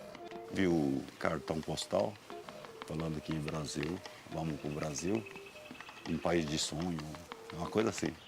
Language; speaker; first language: Portuguese; non-native, learner; Japanese